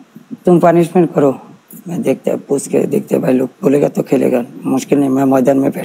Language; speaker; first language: Hindi; non-native, learner; Bangla